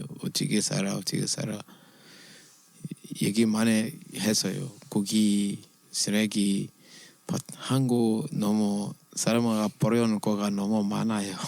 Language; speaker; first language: Korean; non-native, learner; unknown